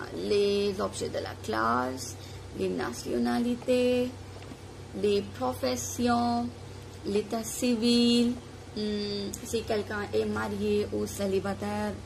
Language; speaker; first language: French; non-native, fluent; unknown